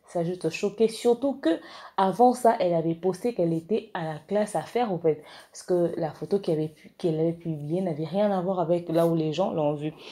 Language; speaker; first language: French; non-native, local second language; Lingala